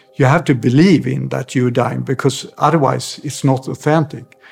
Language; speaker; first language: English; non-native, fluent; Swedish